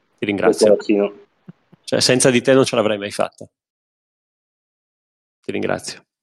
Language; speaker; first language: Italian; native; Italian